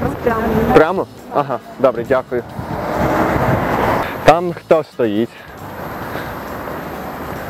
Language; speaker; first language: Ukrainian; early bilingual, heritage; Ukrainian